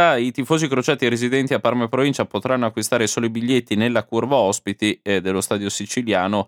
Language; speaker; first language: Italian; native; Italian